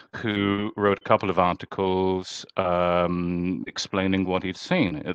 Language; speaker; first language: English; native; English